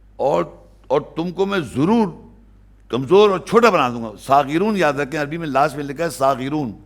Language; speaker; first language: Urdu; native; Urdu